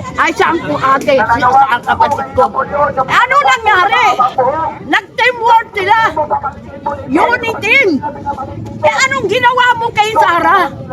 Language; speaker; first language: Filipino; non-native, local second language; Iloko